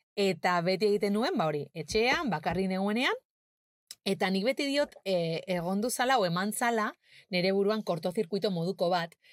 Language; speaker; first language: Basque; non-native, local second language; Spanish